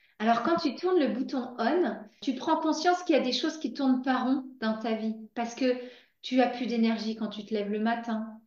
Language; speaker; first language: French; native; French